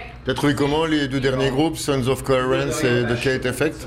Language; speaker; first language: French; native; French